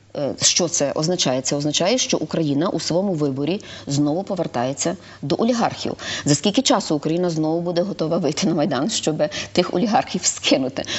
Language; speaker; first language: Ukrainian; native; Ukrainian